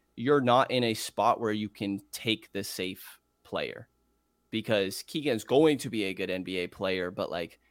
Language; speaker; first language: English; native; English